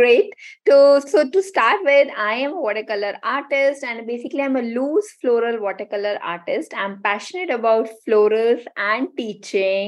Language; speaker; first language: English; non-native, local second language; Hindi